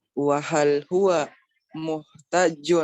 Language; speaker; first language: Arabic; non-native, learner; Indonesian